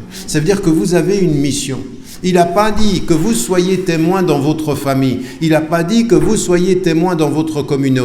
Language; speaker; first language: French; native; French